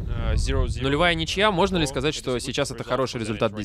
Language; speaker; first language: Russian; native; Russian